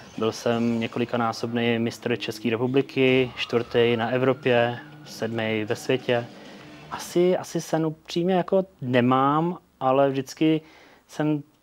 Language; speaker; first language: Czech; early bilingual, other home language; Polish